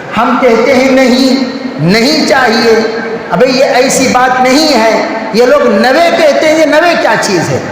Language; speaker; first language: Urdu; native; Urdu